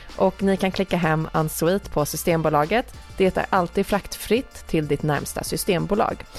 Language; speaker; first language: Swedish; native; Swedish